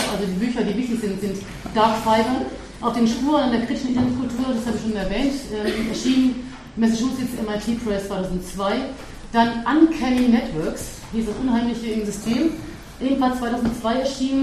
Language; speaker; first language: German; native; German